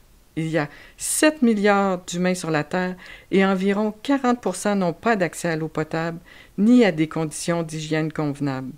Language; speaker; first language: French; native; French